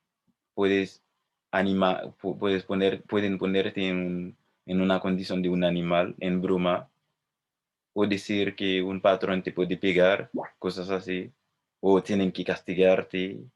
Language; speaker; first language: Spanish; non-native, fluent; Haitian Creole